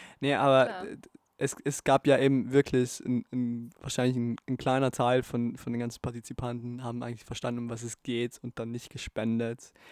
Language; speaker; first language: German; native; German